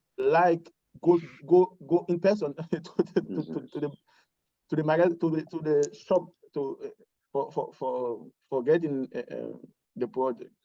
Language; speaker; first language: English; non-native, learner; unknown